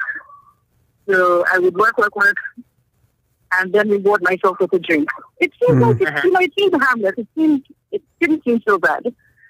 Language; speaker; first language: English; non-native, local second language; Yoruba